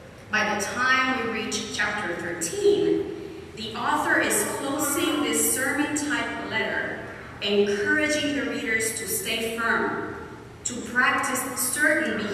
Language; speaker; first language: English; non-native, local second language; Spanish